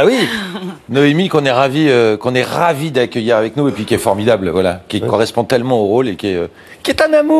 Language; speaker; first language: French; native; French